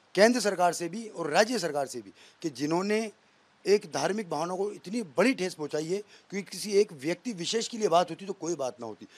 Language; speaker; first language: Hindi; native; Hindi